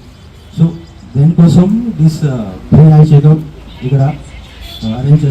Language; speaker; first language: Telugu; non-native, learner; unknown